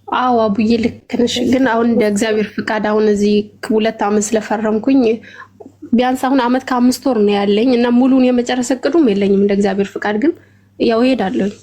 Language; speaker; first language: Amharic; native; Amharic